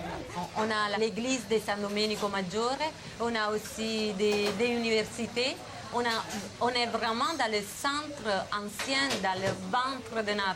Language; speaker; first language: French; non-native, fluent; Italian